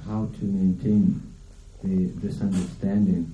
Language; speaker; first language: English; non-native, learner; Lithuanian